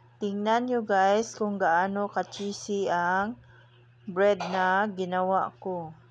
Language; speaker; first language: Filipino; non-native, local second language; Cebuano